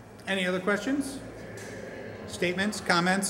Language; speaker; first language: English; native; English